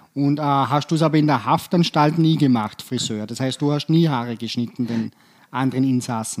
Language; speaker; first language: German; native; German